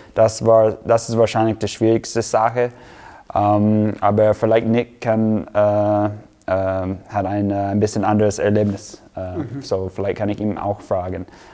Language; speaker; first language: German; non-native, fluent; English